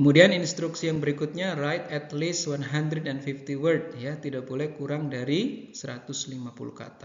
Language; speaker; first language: Indonesian; native; Indonesian